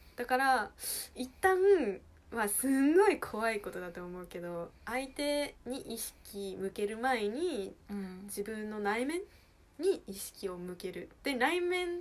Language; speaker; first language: Japanese; early bilingual, heritage; Japanese